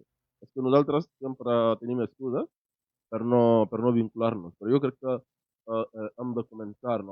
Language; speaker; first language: Catalan; non-native, fluent; Akan